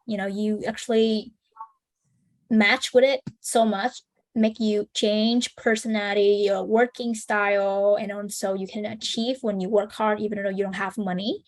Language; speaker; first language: English; non-native, fluent; Vietnamese